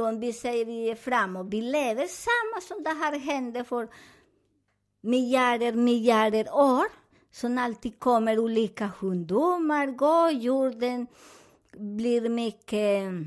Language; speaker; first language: Swedish; non-native, fluent; Spanish